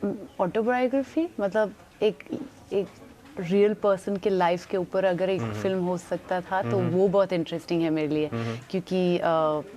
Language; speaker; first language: Hindi; non-native, local second language; English